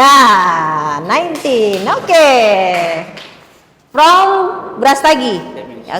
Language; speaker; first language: English; non-native, fluent; Indonesian